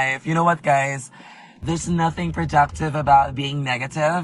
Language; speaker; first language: English; non-native, local second language; Cebuano